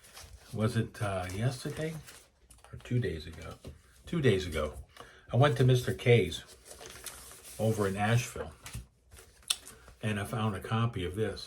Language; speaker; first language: English; native; English